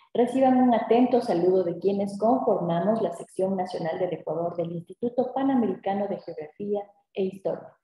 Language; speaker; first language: Spanish; native; Spanish